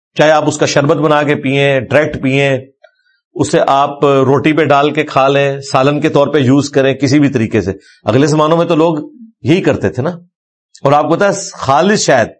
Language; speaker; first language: Urdu; non-native, local second language; Punjabi